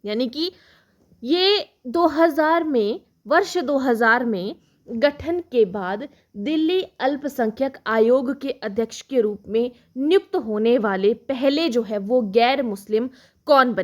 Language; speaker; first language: Hindi; native; Hindi